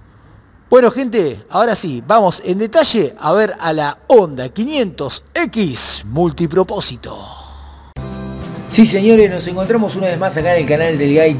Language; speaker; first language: Spanish; native; Spanish